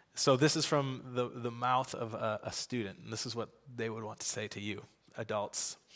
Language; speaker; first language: English; native; English